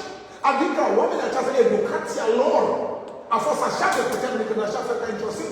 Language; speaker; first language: Romanian; non-native, learner; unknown